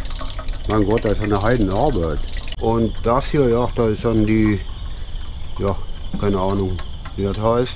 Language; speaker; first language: German; native; German